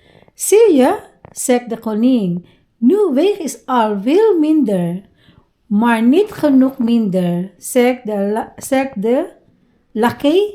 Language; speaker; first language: Dutch; non-native, learner; Iloko